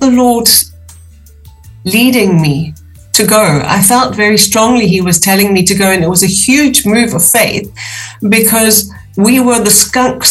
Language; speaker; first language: English; native; English